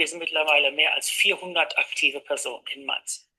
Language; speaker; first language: German; native; German